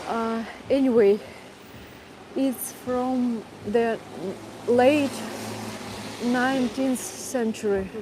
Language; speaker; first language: English; non-native, fluent; Russian